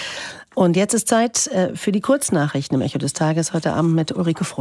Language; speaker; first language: German; native; German